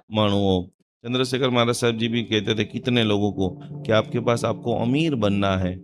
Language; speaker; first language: Hindi; non-native, local second language; Gujarati